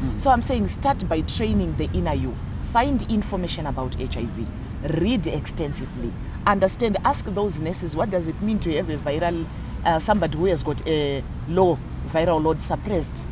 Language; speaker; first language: English; non-native, local second language; Shona